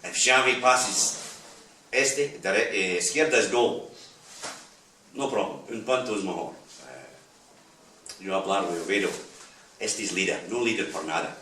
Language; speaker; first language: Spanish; non-native, learner; English